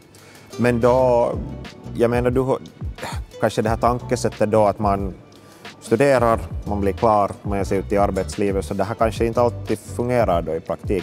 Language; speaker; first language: Swedish; native; Swedish